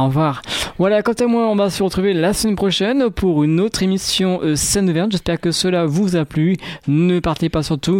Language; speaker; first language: French; native; French